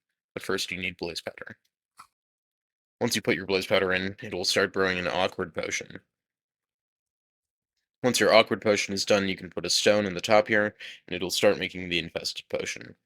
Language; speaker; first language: English; native; English